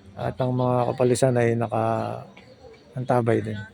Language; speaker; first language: Filipino; native; Filipino